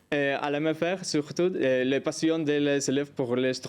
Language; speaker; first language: French; non-native, learner; Spanish